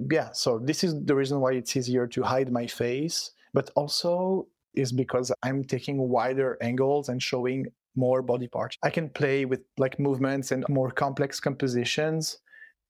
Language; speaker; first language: English; non-native, fluent; French